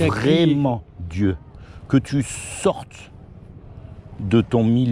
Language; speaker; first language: French; native; French